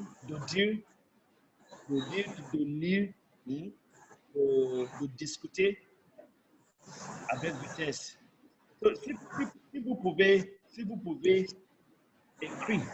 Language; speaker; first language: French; non-native, fluent; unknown